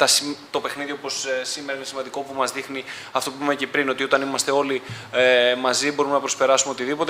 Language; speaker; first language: Greek; native; Greek